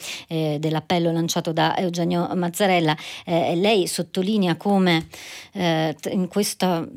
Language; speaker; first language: Italian; native; Italian